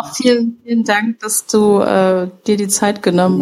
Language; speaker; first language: German; native; German